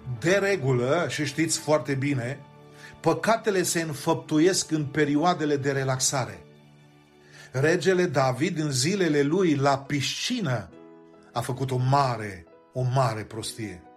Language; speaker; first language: Romanian; native; Romanian